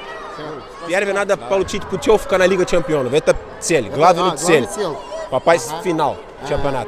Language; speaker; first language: Russian; non-native, learner; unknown